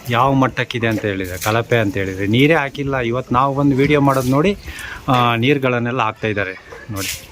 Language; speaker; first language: Kannada; native; Kannada